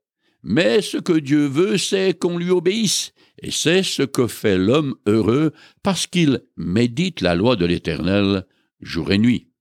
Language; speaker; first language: French; native; French